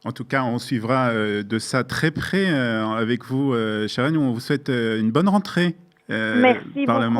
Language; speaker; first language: French; native; French